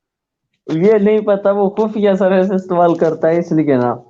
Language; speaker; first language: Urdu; non-native, local second language; Saraiki